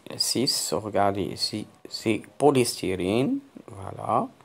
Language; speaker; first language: French; non-native, local second language; Arabic